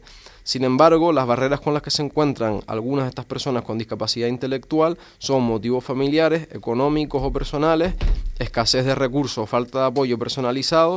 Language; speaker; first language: Spanish; native; Spanish